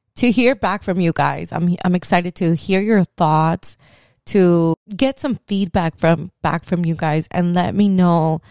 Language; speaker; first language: English; early bilingual, other home language; Spanish